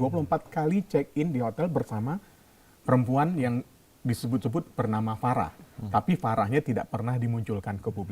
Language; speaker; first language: Indonesian; native; Indonesian